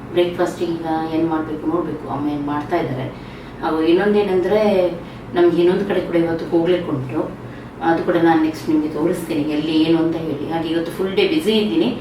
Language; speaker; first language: Kannada; native; Kannada